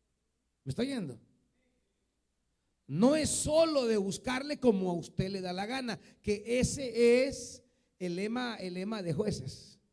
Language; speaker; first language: Spanish; native; Spanish